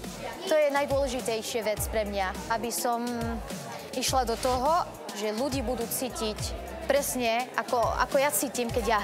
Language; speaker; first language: Slovak; non-native, learner; Arabic